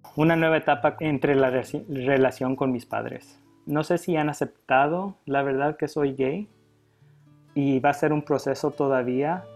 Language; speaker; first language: Spanish; early bilingual, heritage; Spanish